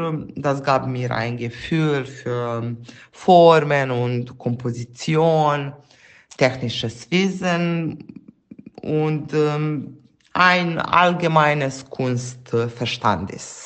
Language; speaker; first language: German; non-native, fluent; Serbian